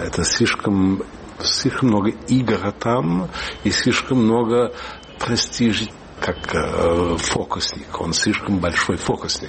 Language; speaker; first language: Russian; early bilingual, heritage; Russian